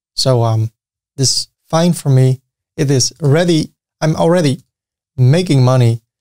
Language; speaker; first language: English; non-native, fluent; Dutch